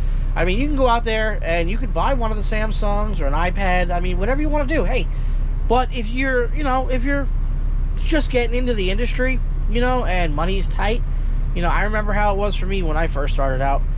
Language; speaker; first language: English; native; English